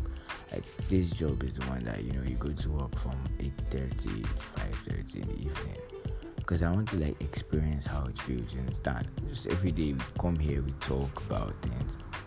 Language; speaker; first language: English; non-native, local second language; Yoruba